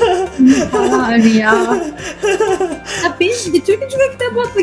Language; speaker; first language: Indonesian; non-native, fluent; Turkish